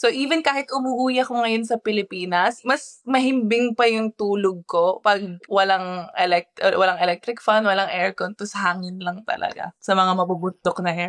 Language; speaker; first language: Filipino; early bilingual, heritage; Filipino